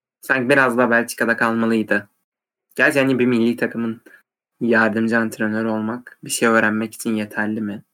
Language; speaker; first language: Turkish; native; Turkish